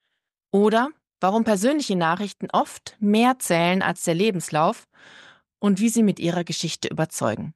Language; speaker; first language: German; native; German